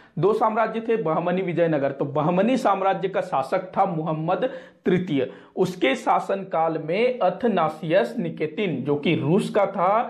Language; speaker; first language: Hindi; non-native, local second language; Marathi